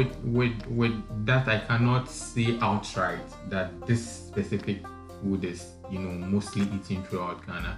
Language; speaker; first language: English; non-native, local second language; Akan